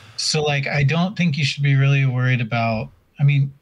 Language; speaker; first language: English; native; English